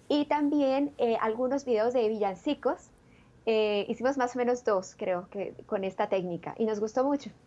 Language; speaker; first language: Spanish; native; Spanish